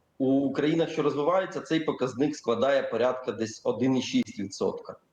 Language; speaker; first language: Ukrainian; native; Ukrainian